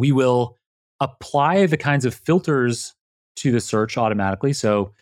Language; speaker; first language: English; native; English